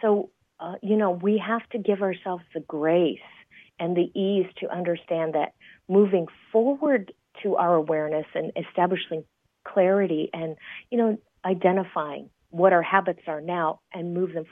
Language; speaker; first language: English; native; English